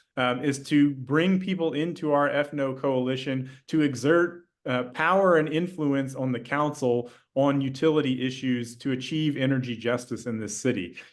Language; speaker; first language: English; native; English